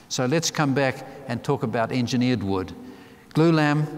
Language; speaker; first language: English; native; English